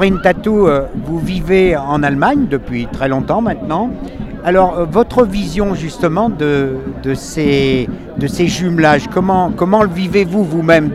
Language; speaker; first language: French; native; French